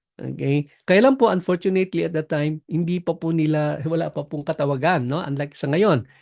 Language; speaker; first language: Filipino; non-native, local second language; Cebuano